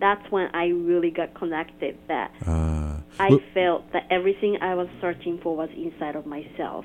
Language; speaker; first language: English; non-native, fluent; Japanese